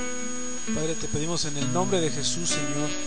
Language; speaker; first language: Spanish; native; Spanish